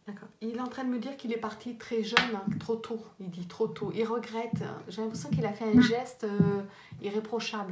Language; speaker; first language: French; native; French